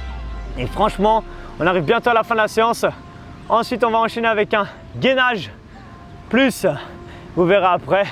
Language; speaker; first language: French; native; French